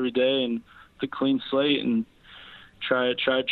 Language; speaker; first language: English; native; English